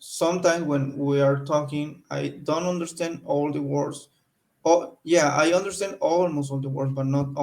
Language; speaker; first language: English; non-native, learner; Spanish